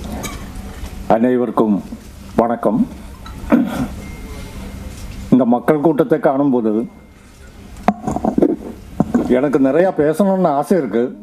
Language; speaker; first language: Tamil; non-native, learner; Malayalam